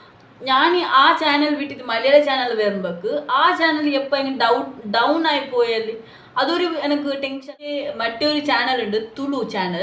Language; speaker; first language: Malayalam; non-native, local second language; Tulu